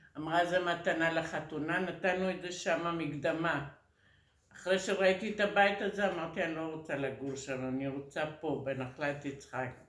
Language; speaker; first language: Hebrew; early bilingual, other home language; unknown